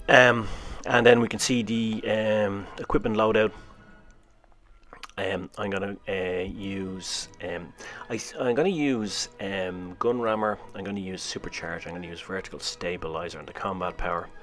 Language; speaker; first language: English; native; English